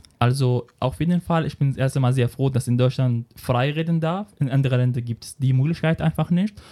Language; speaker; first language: German; non-native, fluent; Arabic